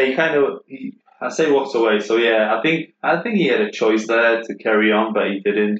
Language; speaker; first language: English; non-native, fluent; Polish